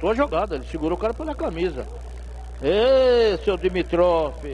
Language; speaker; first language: Portuguese; native; Portuguese